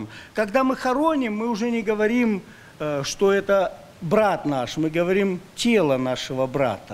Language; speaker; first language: Russian; native; Russian